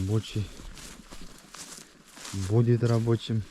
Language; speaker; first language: Russian; non-native, local second language; Kyrgyz